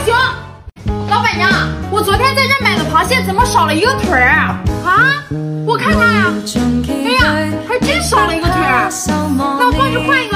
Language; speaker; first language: Chinese; native; Chinese